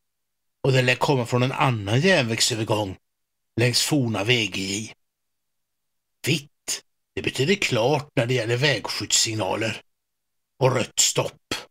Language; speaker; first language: Swedish; native; Swedish